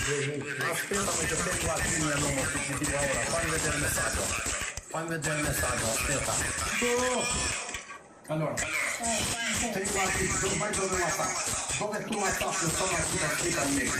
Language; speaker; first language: Italian; non-native, learner; Albanian